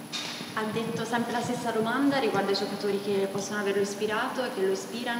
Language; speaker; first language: Italian; native; Italian